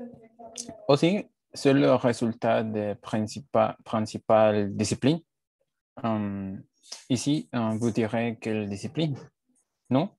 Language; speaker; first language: French; non-native, learner; Spanish